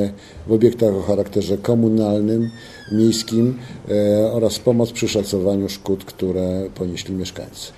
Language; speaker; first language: Polish; native; Polish